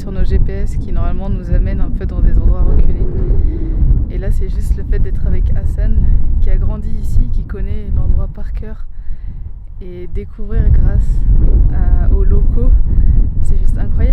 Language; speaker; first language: French; native; French